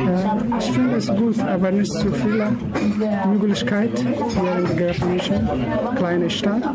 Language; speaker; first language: German; non-native, learner; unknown